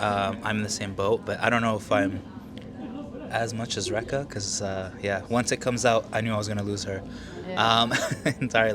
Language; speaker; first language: English; native; English